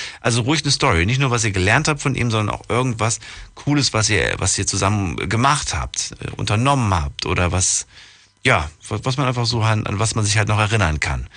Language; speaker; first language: German; native; German